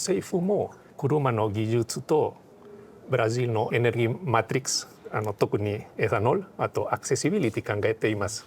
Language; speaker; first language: Japanese; non-native, fluent; Portuguese